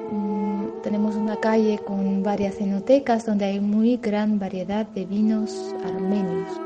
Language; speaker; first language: Spanish; non-native, fluent; Armenian